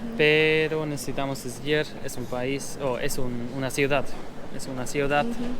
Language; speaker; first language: Spanish; non-native, learner; German